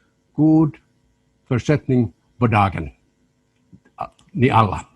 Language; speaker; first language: Swedish; non-native, local second language; Finnish